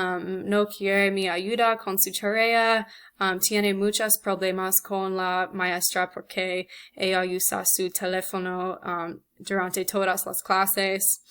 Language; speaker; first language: Spanish; non-native, learner; English